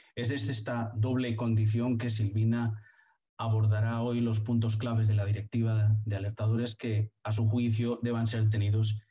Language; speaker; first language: Spanish; non-native, local second language; Catalan